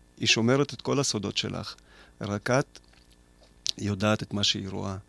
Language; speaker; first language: Hebrew; early bilingual, other home language; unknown